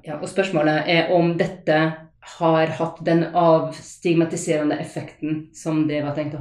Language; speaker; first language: Norwegian; non-native, fluent; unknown